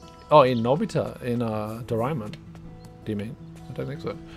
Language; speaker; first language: English; native; English